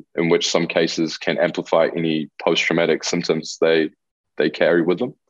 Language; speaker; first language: English; non-native, local second language; Spanish